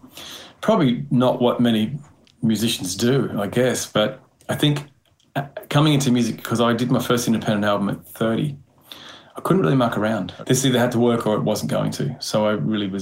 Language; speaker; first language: English; native; English